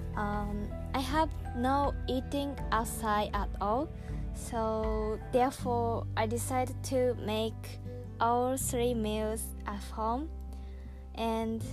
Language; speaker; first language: English; non-native, learner; Japanese